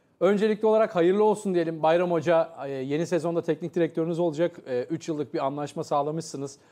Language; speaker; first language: Turkish; native; Turkish